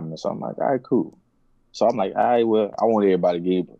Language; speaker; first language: English; native; English